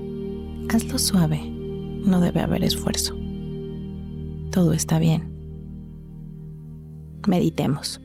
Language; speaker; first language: Spanish; native; Spanish